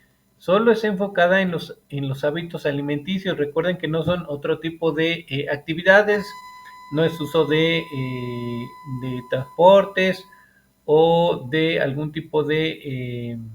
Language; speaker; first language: Spanish; native; Spanish